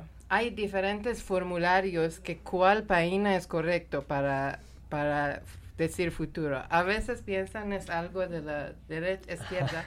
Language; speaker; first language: Spanish; non-native, learner; Persian